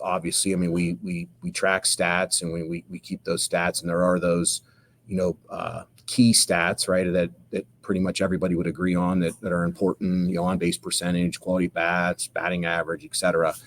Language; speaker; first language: English; native; English